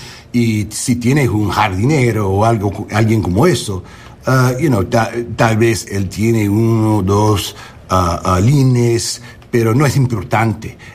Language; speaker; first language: Spanish; non-native, learner; English